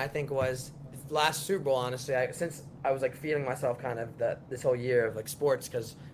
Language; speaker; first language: English; native; English